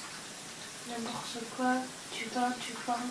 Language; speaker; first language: French; non-native, learner; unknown